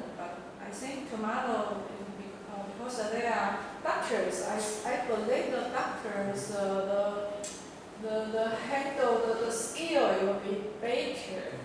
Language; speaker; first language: English; non-native, learner; Chinese